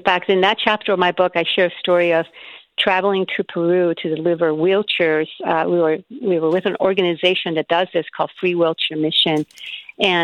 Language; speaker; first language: English; non-native, fluent; Spanish